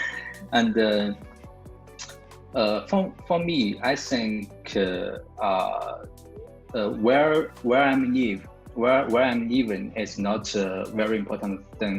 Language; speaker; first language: English; non-native, learner; Chinese